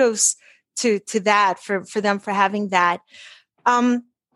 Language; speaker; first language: English; early bilingual, other home language; Portuguese